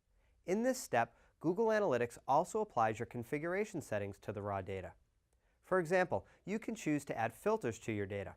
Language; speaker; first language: English; native; English